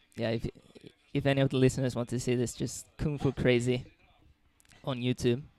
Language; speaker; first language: English; non-native, fluent; Finnish